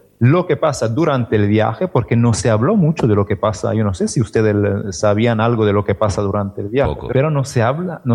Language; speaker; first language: Spanish; non-native, fluent; Italian